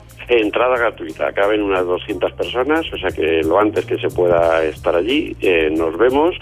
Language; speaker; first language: Spanish; native; Spanish